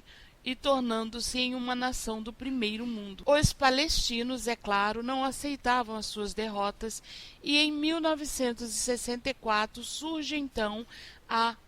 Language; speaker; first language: Portuguese; native; Portuguese